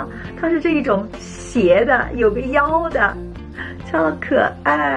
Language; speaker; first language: Chinese; native; Chinese